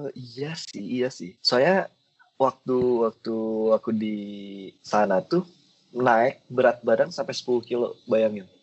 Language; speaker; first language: Indonesian; native; Indonesian